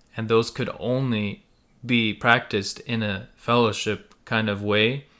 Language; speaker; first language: English; early bilingual, other home language; Russian